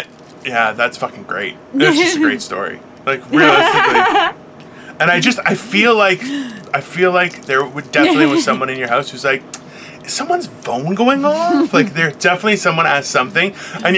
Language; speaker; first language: English; native; English